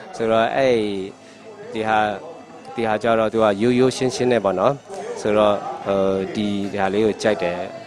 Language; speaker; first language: Burmese; non-native, local second language; Shan